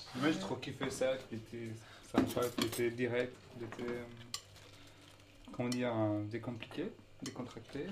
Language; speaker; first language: French; non-native, fluent; Spanish